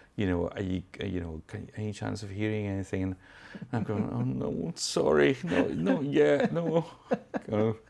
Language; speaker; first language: English; native; English